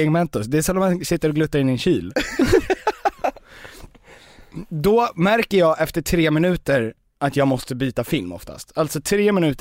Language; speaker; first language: Swedish; native; Swedish